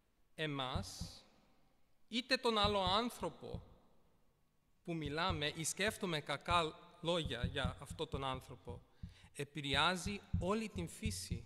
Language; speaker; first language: Greek; early bilingual, heritage; Greek